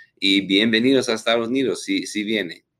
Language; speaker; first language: Spanish; non-native, learner; English